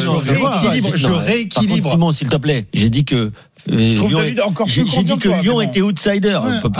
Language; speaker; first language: French; native; French